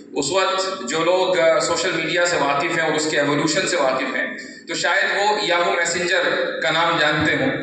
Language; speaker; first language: Urdu; native; Urdu